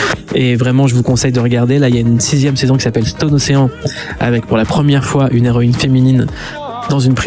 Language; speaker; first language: French; native; French